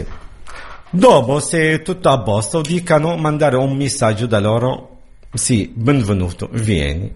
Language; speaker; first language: Italian; non-native, learner; Arabic